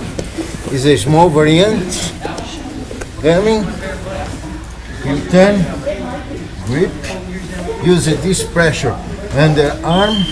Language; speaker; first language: English; non-native, learner; Portuguese